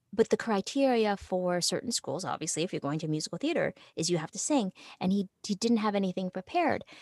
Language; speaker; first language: English; native; English